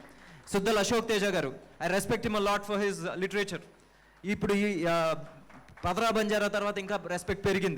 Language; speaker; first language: Telugu; native; Telugu